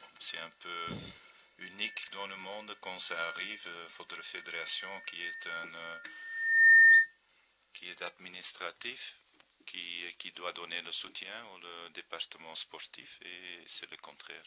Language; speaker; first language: French; non-native, fluent; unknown